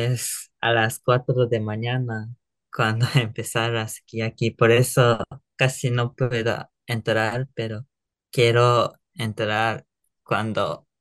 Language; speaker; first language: Spanish; non-native, learner; Japanese